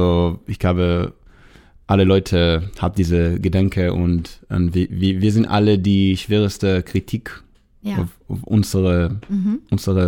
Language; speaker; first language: German; non-native, learner; Hebrew